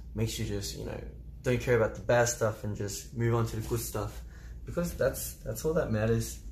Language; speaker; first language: English; early bilingual, other home language; Korean